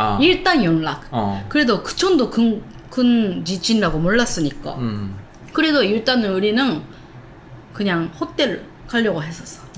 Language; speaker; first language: Korean; non-native, learner; Japanese